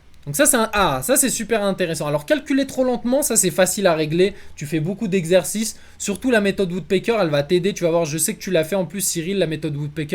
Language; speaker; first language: French; native; French